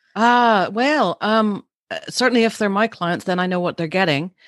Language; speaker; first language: English; native; English